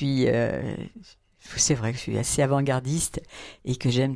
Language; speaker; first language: French; native; French